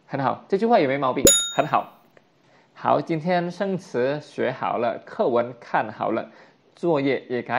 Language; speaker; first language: Chinese; non-native, fluent; Indonesian